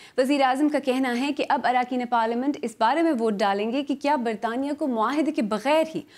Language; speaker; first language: Urdu; native; Urdu